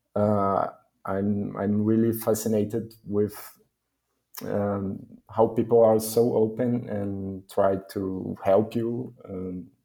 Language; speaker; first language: English; non-native, fluent; Portuguese